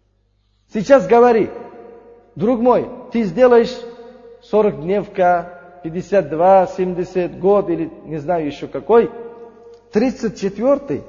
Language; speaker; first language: Russian; non-native, learner; Uzbek